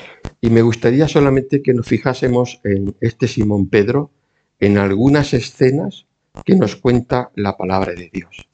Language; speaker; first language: Spanish; native; Spanish